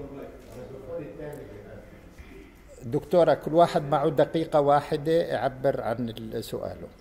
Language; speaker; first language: Arabic; native; Arabic